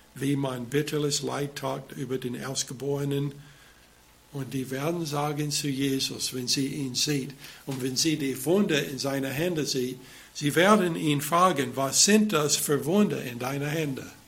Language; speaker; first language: German; non-native, fluent; English